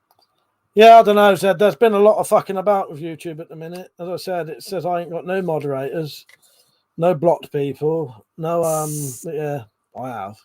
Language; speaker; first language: English; native; English